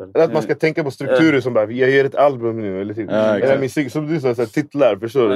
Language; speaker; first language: Swedish; native; Swedish